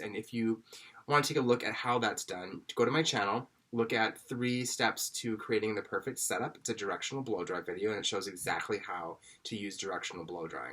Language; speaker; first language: English; native; English